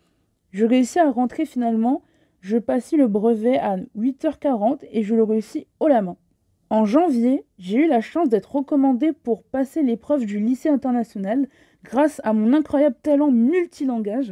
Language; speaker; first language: French; native; French